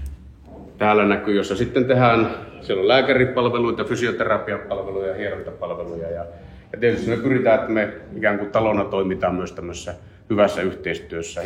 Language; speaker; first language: Finnish; native; Finnish